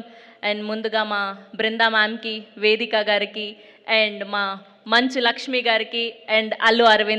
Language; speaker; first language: Telugu; native; Telugu